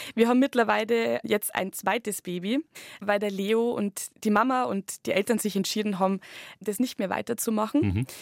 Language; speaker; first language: German; native; German